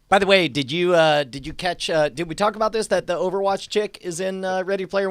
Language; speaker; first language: English; native; English